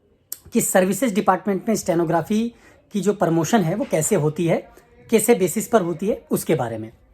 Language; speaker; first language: Hindi; native; Hindi